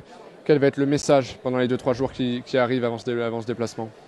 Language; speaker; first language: French; native; French